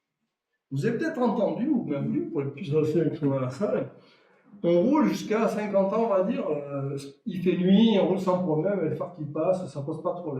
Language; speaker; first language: French; native; French